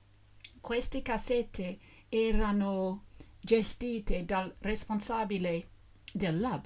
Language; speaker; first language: Italian; non-native, learner; English